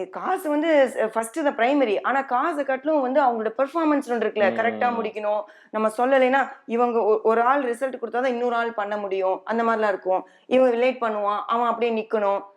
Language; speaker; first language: Tamil; non-native, fluent; English